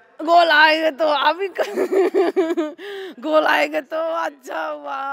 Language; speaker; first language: Hindi; non-native, local second language; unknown